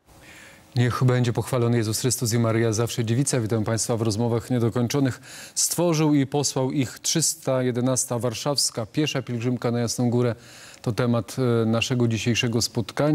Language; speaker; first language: Polish; native; Polish